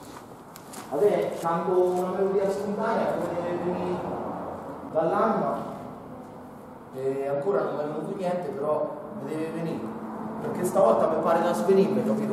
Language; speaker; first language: Italian; native; Italian